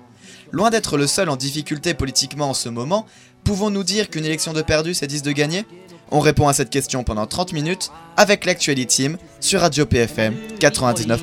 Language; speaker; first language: French; native; French